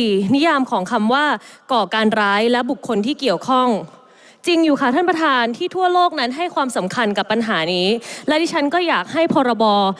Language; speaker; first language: Thai; native; Thai